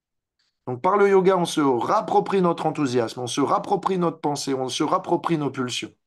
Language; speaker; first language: French; native; French